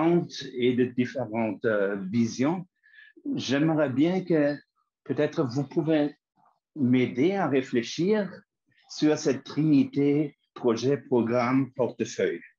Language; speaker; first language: French; non-native, fluent; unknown